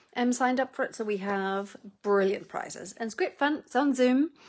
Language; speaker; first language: English; native; English